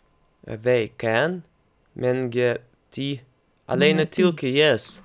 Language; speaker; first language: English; non-native, fluent; Russian